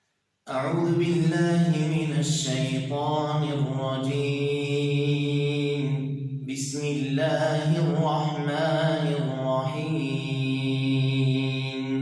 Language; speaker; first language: Arabic; native; Arabic